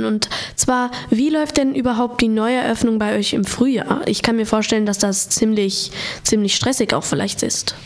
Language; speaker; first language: German; native; German